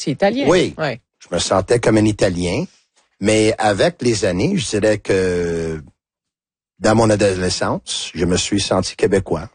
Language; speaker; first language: French; non-native, local second language; Italian